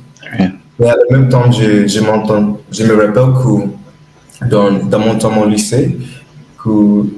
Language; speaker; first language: French; non-native, learner; English